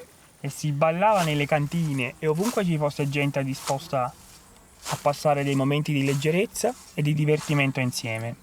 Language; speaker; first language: Italian; native; Italian